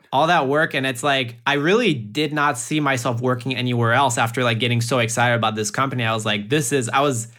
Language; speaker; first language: English; early bilingual, heritage; French